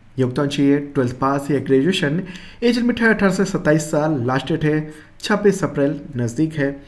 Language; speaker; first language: Hindi; native; Hindi